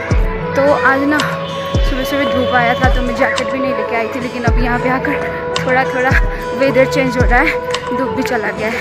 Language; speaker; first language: Hindi; non-native, local second language; Nepali